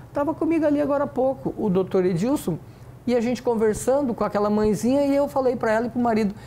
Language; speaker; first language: Portuguese; native; Portuguese